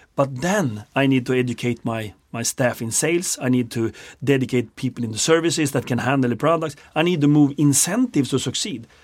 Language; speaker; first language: English; non-native, fluent; Swedish